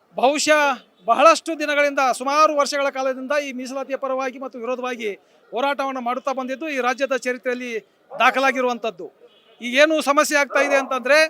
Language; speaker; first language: Kannada; native; Kannada